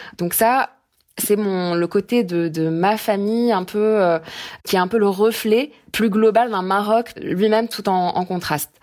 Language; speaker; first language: French; non-native, local second language; Arabic